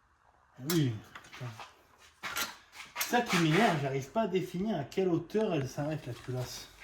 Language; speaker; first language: French; native; French